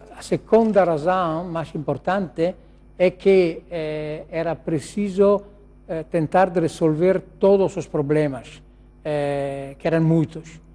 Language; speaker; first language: Portuguese; non-native, learner; Italian